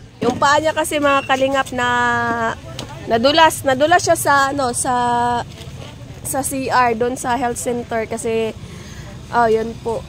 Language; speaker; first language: Filipino; non-native, local second language; Cebuano